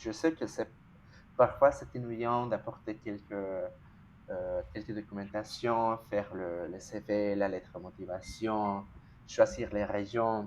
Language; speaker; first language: French; non-native, fluent; Spanish